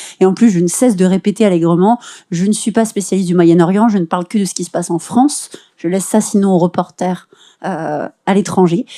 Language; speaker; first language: French; native; French